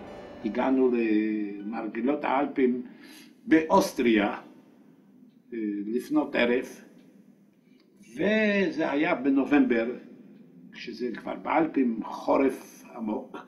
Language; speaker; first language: Hebrew; non-native, fluent; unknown